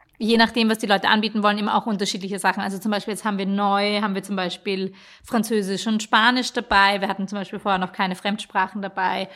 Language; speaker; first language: German; native; German